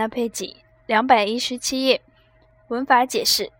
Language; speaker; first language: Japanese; non-native, fluent; Chinese